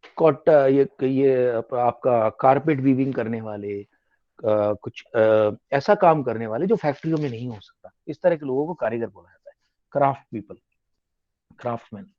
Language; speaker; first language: Hindi; native; Hindi